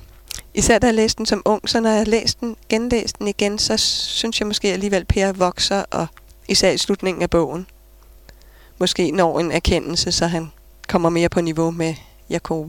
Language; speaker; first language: Danish; native; Danish